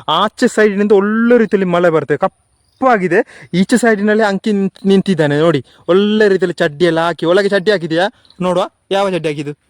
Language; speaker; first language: Kannada; non-native, local second language; Tulu